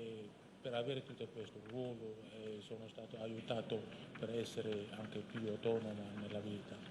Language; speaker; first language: Italian; non-native, fluent; Indonesian